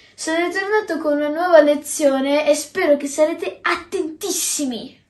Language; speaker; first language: Italian; non-native, learner; Georgian